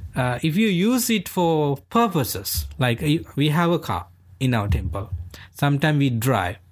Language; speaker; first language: English; non-native, local second language; Sinhala